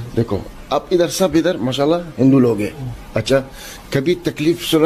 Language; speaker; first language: Hindi; non-native, learner; Arabic